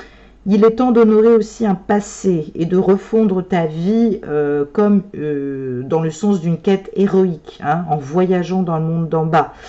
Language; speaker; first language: French; native; French